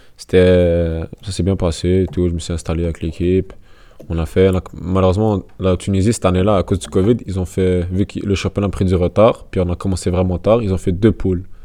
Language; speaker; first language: French; native; French